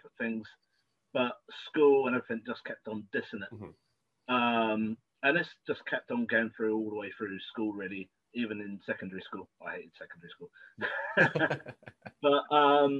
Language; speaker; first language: English; native; English